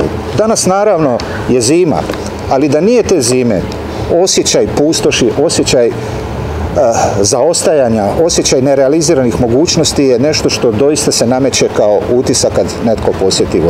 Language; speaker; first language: Serbian; native; Serbian